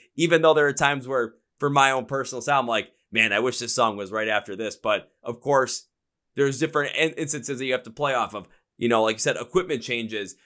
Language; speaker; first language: English; native; English